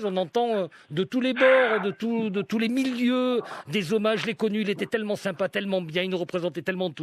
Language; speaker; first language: French; native; French